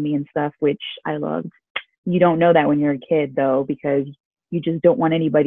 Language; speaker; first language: English; early bilingual, other home language; Urdu